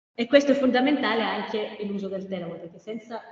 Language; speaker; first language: Italian; non-native, fluent; Greek